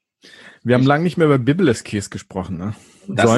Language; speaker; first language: German; native; German